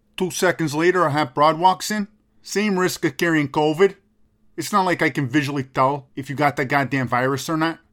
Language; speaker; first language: English; native; English